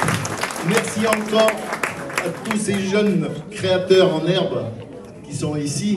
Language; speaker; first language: French; native; French